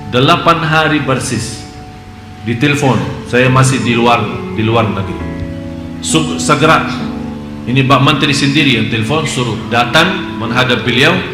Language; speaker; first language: Indonesian; non-native, fluent; Arabic